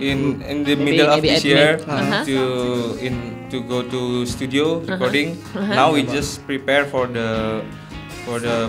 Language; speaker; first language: English; non-native, learner; Indonesian